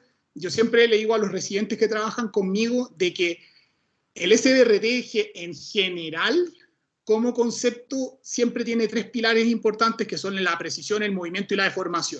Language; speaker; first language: Spanish; native; Spanish